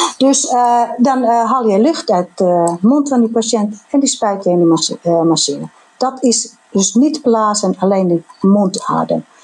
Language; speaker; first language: Dutch; non-native, fluent; Finnish